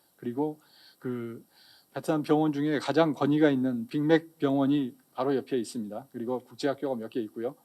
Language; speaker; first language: Korean; native; Korean